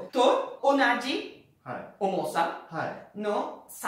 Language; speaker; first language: Japanese; non-native, learner; Italian